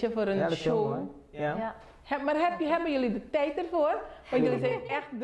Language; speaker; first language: Dutch; non-native, local second language; Papiamento